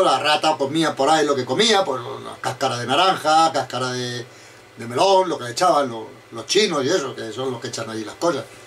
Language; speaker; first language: Spanish; native; Spanish